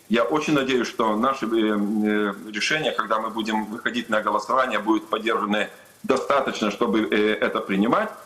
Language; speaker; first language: Russian; non-native, local second language; Lithuanian